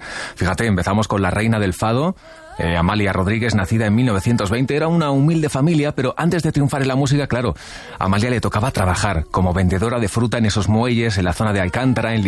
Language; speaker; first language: Spanish; native; Spanish